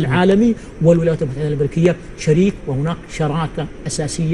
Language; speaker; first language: Arabic; native; Arabic